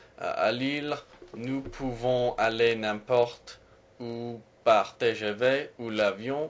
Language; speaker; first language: French; non-native, learner; English